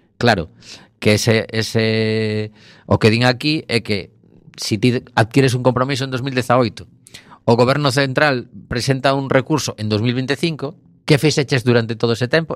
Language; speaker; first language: Galician; native; Galician